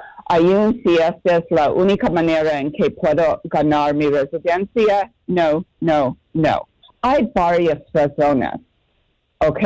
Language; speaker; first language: Spanish; non-native, learner; English